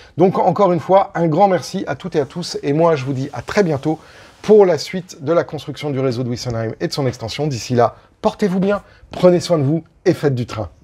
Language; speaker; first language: French; native; French